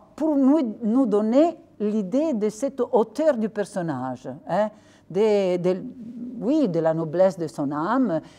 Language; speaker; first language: French; non-native, fluent; Italian